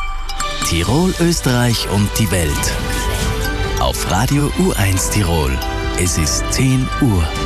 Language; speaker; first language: German; native; German